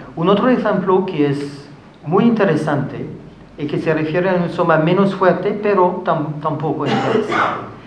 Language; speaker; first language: Spanish; non-native, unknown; French